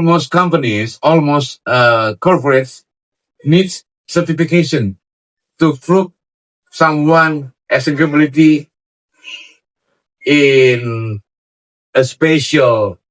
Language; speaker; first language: English; non-native, learner; Indonesian